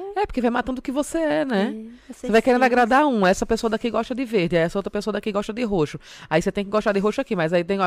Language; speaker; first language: Portuguese; native; Portuguese